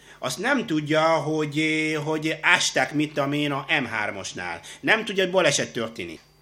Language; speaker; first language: Hungarian; non-native, fluent; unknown